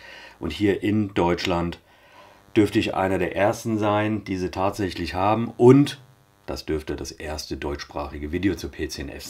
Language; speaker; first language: German; native; German